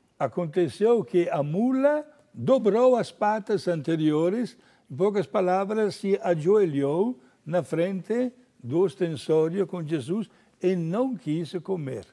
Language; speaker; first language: Portuguese; non-native, fluent; Italian